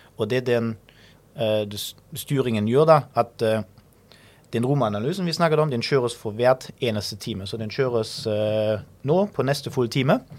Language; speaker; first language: Norwegian; non-native, fluent; German